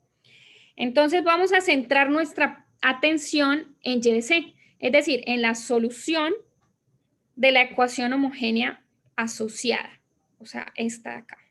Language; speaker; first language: Spanish; native; Spanish